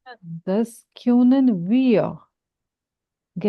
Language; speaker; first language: German; non-native, fluent; Hindi